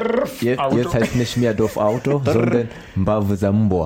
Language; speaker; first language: German; non-native, learner; Swahili